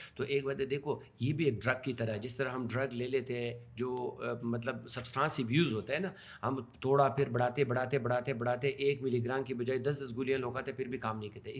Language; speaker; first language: Urdu; non-native, local second language; Pashto